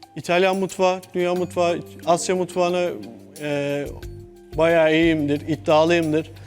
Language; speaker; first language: Turkish; native; Turkish